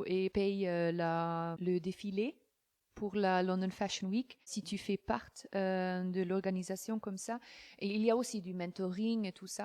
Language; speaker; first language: French; non-native, fluent; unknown